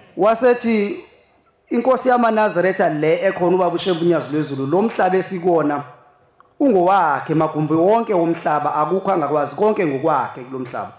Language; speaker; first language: Zulu; native; Zulu